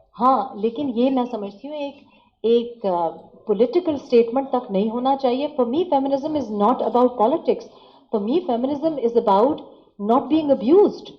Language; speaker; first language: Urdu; non-native, local second language; Pashto